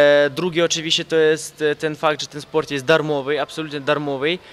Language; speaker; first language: Polish; non-native, fluent; Ukrainian